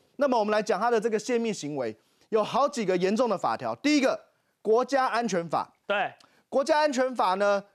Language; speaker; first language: Chinese; native; Chinese